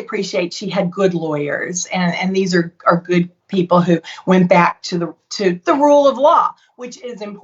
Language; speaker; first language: English; native; English